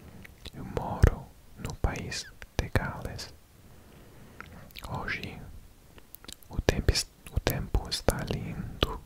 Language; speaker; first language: Portuguese; non-native, learner; English